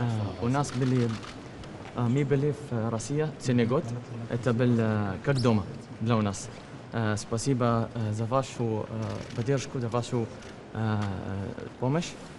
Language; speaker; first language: Russian; non-native, learner; Arabic